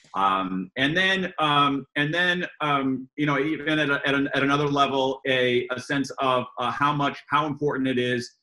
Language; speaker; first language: English; native; English